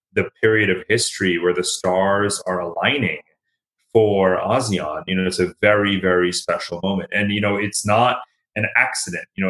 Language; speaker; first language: English; native; English